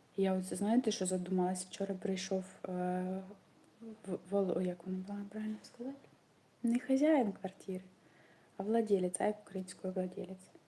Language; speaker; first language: Ukrainian; non-native, local second language; Russian